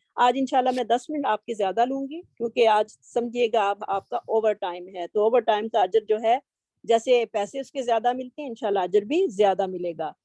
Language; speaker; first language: Urdu; native; Urdu